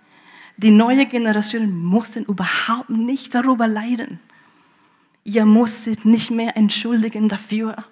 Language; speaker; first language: German; early bilingual, heritage; German